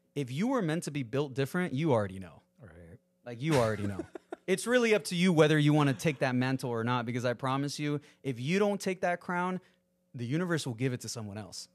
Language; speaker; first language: English; early bilingual, other home language; Spanish